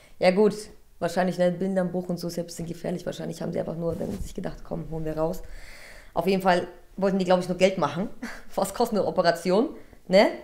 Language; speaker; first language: German; early bilingual, other home language; Polish